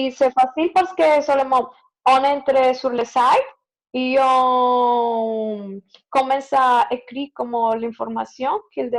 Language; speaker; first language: French; non-native, learner; Spanish